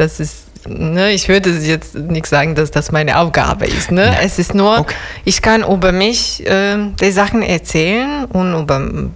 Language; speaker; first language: German; non-native, fluent; Serbian